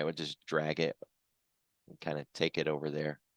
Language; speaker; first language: English; native; English